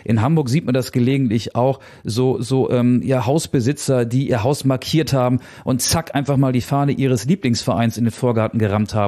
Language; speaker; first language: German; native; German